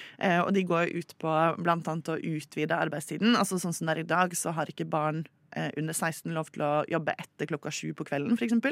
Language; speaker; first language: Norwegian; native; Norwegian